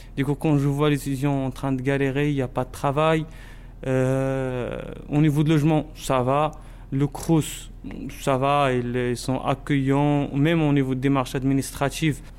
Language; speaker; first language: French; non-native, local second language; Arabic